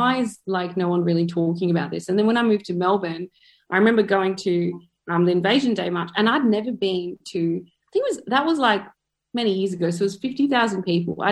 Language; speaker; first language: English; native; English